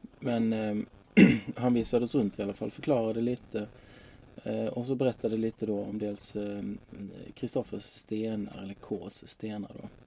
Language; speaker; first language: Swedish; native; Swedish